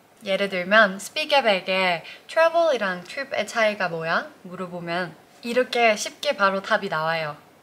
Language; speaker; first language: Korean; non-native, fluent; Norwegian